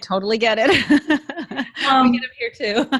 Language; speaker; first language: English; native; English